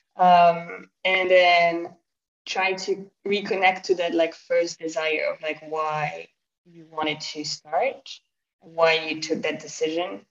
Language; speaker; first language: English; non-native, fluent; French